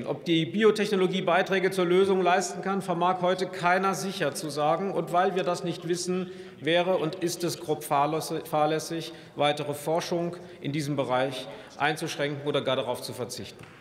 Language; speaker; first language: German; native; German